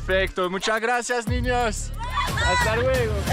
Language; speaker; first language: Spanish; non-native, learner; French